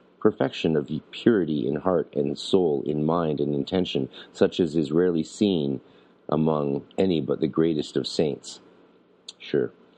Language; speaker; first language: English; native; English